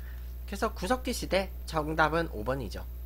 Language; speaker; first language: Korean; native; Korean